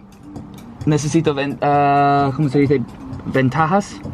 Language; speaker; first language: Spanish; non-native, learner; English